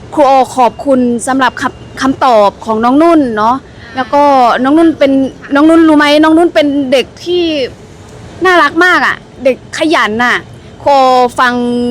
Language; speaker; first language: Thai; native; Thai